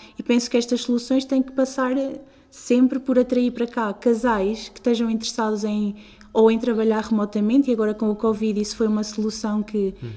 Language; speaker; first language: Portuguese; native; Portuguese